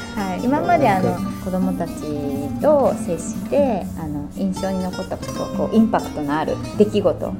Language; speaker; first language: Japanese; native; Japanese